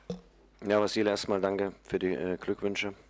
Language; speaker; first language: German; native; German